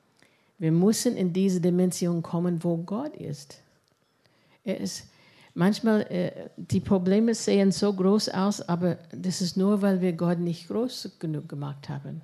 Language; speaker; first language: German; non-native, fluent; English